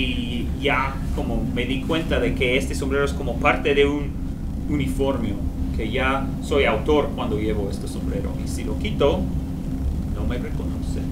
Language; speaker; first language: Spanish; non-native, fluent; English